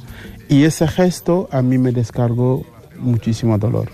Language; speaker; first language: Spanish; non-native, fluent; Wolof